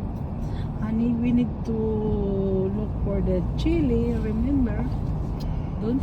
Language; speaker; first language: English; non-native, local second language; Waray